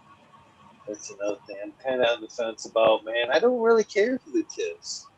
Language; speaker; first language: English; native; English